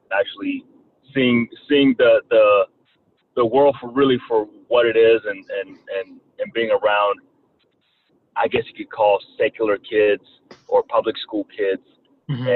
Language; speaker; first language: English; early bilingual, other home language; Kinyarwanda